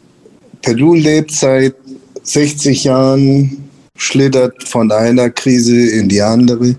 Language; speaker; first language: German; non-native, fluent; Spanish